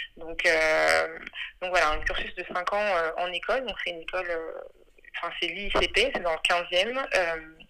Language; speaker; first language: French; early bilingual, other home language; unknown